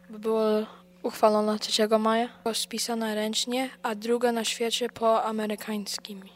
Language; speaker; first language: Polish; early bilingual, heritage; Polish